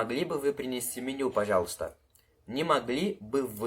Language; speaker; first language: Russian; non-native, fluent; Portuguese